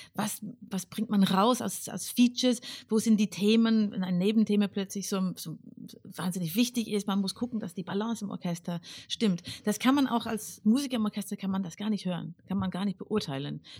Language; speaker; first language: German; non-native, fluent; English